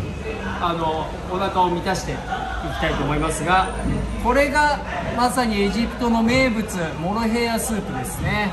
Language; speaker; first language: Japanese; native; Japanese